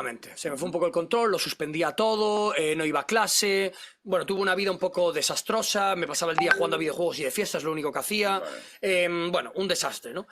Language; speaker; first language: Spanish; native; Spanish